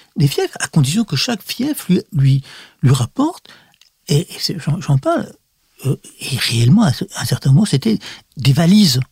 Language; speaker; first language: French; early bilingual, other home language; Russian